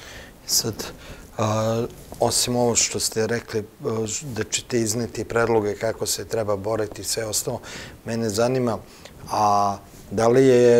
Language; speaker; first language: Croatian; native; Croatian